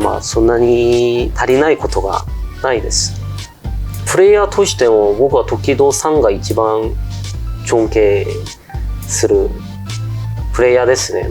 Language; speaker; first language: Japanese; non-native, fluent; Korean